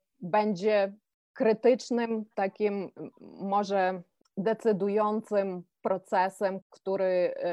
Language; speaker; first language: Polish; non-native, fluent; Ukrainian